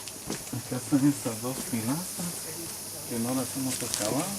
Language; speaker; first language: Spanish; native; Spanish